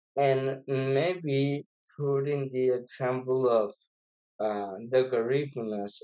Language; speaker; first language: English; non-native, fluent; Spanish